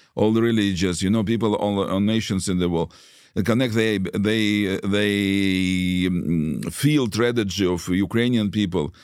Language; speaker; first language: English; non-native, learner; Russian